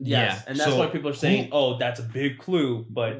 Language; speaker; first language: English; native; English